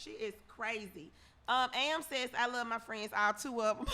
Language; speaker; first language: English; native; English